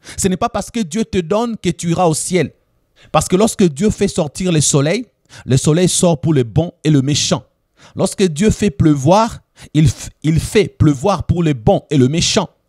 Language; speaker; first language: French; non-native, local second language; Lingala